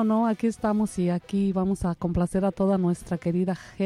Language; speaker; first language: Spanish; native; Spanish